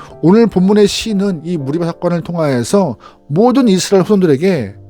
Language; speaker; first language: Korean; native; Korean